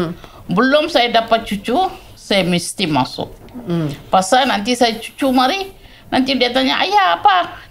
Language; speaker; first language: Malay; non-native, local second language; Tamil